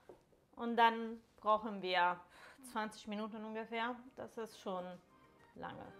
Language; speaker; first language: German; non-native, fluent; Italian